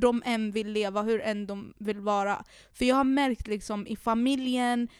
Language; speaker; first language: Swedish; early bilingual, other home language; Arabic